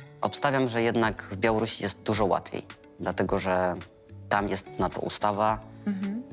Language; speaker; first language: Polish; non-native, fluent; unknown